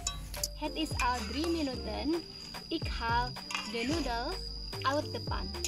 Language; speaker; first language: Dutch; non-native, learner; Indonesian